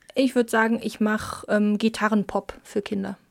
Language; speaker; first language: German; native; German